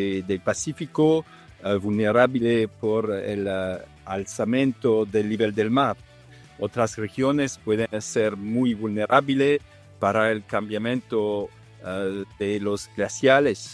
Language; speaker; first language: Spanish; non-native, learner; Italian